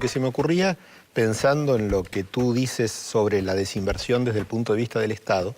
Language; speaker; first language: Spanish; native; Spanish